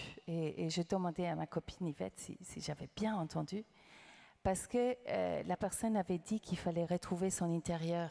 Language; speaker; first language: French; non-native, fluent; English